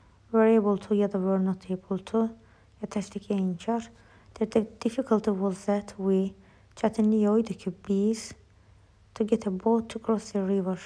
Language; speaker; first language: English; non-native, fluent; Azerbaijani